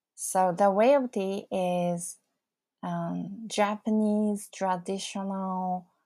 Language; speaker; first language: English; non-native, fluent; Japanese